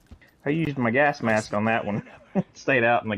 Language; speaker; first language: English; native; English